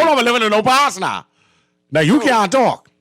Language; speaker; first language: English; native; English